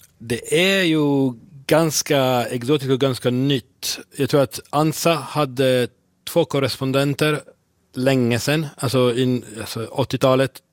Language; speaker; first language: Swedish; non-native, fluent; Italian